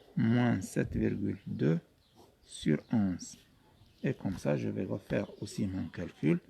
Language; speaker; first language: French; non-native, local second language; Arabic